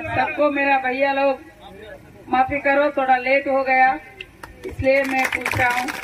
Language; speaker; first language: Hindi; non-native, local second language; Telugu